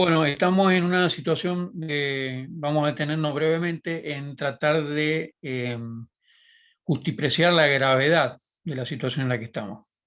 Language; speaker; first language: Spanish; native; Spanish